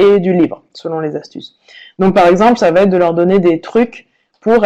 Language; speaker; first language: French; native; French